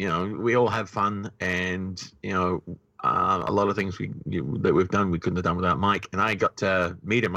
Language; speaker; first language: English; native; English